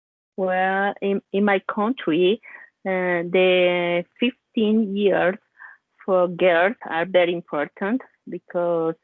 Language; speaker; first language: English; non-native, learner; Spanish